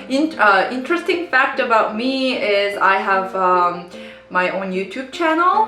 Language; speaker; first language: English; non-native, fluent; Korean